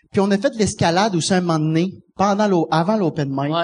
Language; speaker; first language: French; native; French